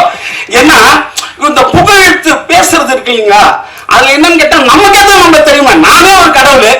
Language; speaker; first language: Tamil; native; Tamil